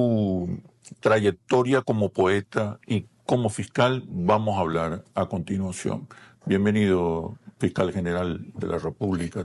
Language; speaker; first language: Spanish; native; Spanish